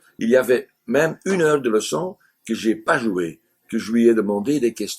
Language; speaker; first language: French; non-native, fluent; Dutch